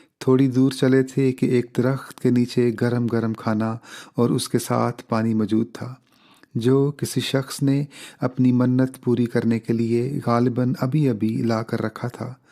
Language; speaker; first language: Urdu; native; Urdu